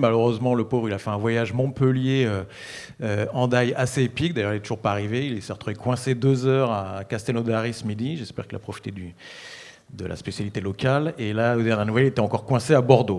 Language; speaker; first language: French; native; French